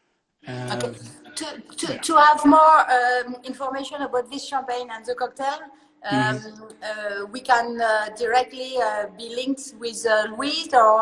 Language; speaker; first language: English; non-native, learner; French